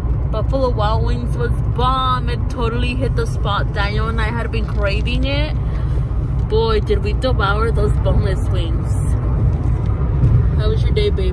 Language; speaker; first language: English; early bilingual, other home language; Spanish